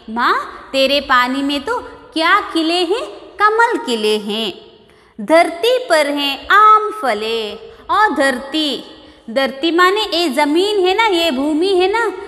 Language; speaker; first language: Hindi; non-native, local second language; Kannada